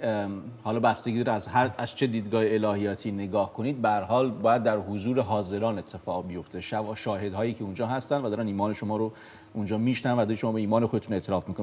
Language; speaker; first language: Persian; native; Persian